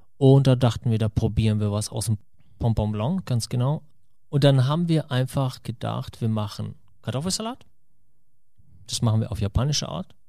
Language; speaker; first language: German; non-native, fluent; Russian